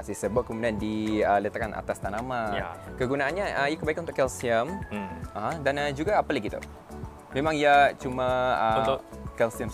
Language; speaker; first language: Malay; native; Malay